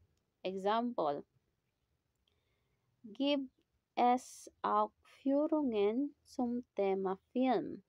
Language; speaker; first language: German; non-native, fluent; Filipino